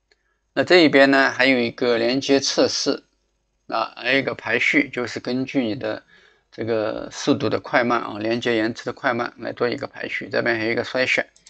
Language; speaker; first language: Chinese; native; Chinese